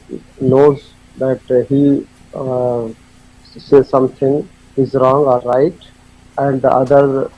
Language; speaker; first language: English; non-native, learner; Hindi